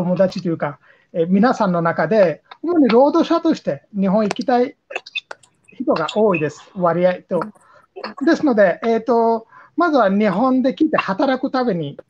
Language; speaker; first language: Japanese; non-native, fluent; Bangla